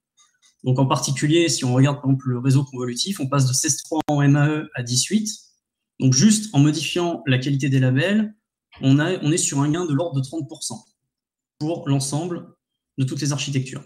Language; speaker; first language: French; native; French